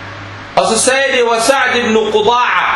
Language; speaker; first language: Danish; non-native, fluent; Arabic